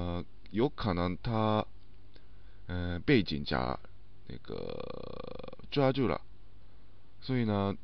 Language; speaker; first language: Chinese; non-native, learner; Japanese